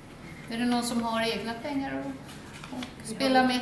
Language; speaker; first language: Swedish; non-native, fluent; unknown